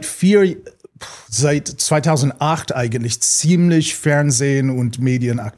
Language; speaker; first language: German; non-native, fluent; English